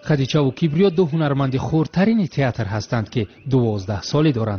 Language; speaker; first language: Tajik; native; Tajik